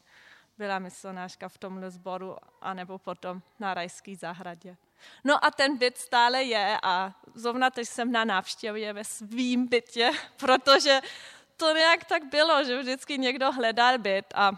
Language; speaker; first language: Czech; non-native, fluent; German